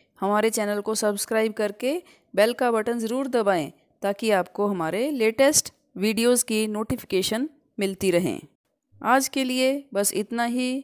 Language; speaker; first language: Hindi; non-native, local second language; Punjabi